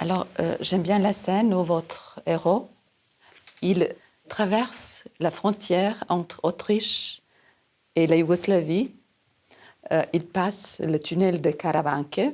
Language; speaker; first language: French; non-native, fluent; Serbian